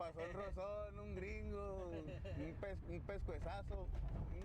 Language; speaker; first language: Spanish; native; Spanish